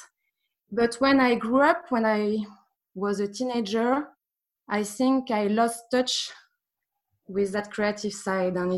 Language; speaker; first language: English; non-native, fluent; French